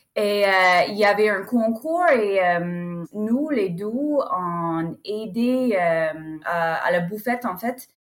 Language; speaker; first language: French; non-native, fluent; English